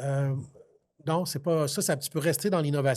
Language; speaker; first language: French; native; French